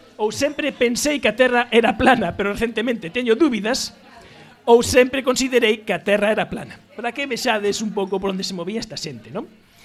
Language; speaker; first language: Galician; native; Galician